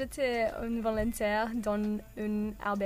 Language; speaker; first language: French; non-native, learner; English